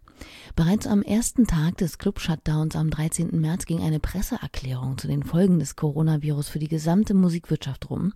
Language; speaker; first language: German; native; German